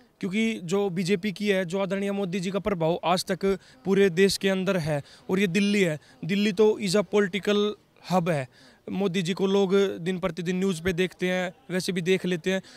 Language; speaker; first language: Hindi; native; Hindi